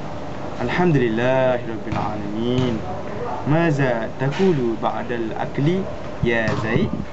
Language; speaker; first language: Arabic; non-native, learner; Malay